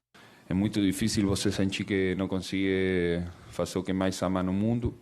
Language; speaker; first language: Portuguese; non-native, learner; Spanish